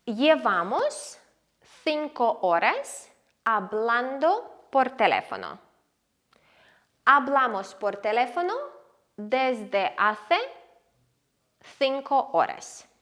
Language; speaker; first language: Spanish; non-native, fluent; Ukrainian